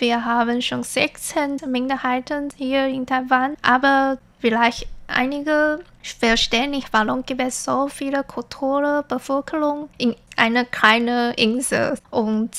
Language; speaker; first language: German; non-native, fluent; Chinese